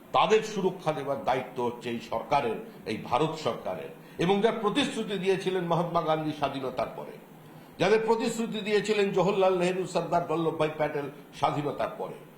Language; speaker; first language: Bangla; native; Bangla